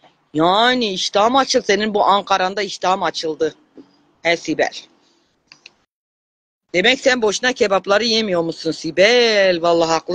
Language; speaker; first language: Turkish; native; Turkish